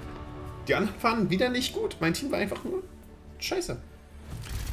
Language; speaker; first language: German; native; German